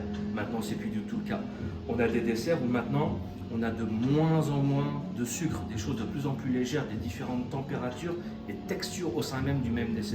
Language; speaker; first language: French; native; French